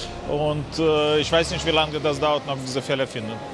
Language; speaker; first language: German; non-native, learner; Russian